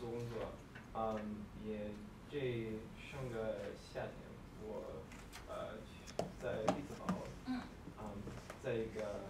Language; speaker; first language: Chinese; non-native, learner; English